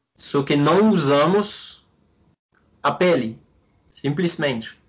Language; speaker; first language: Portuguese; non-native, fluent; French